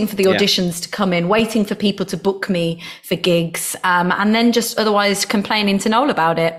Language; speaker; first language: English; native; English